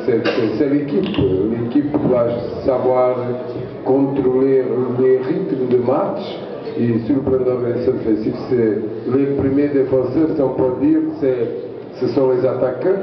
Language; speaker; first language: French; non-native, fluent; Portuguese